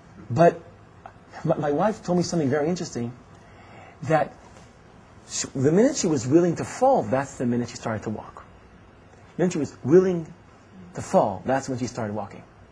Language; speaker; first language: English; non-native, fluent; Hebrew